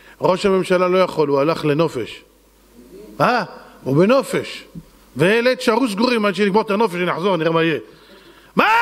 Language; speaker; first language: Hebrew; native; Hebrew